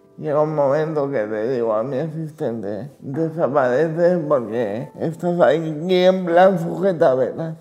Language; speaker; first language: Spanish; early bilingual, heritage; Spanish